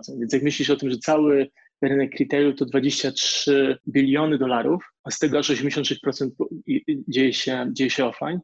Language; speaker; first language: Polish; native; Polish